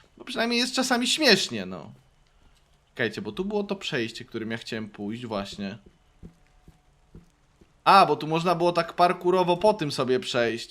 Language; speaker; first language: Polish; native; Polish